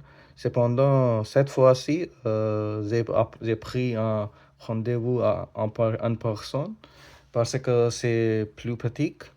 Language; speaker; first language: French; non-native, learner; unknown